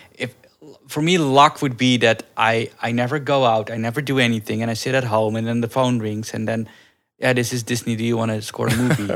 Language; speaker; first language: English; early bilingual, other home language; Dutch